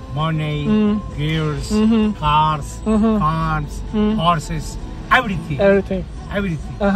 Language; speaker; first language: English; non-native, learner; Spanish